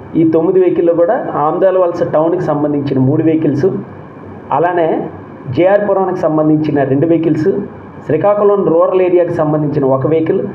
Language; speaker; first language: Telugu; native; Telugu